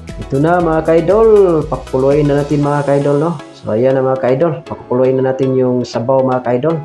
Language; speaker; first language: Filipino; non-native, local second language; Cebuano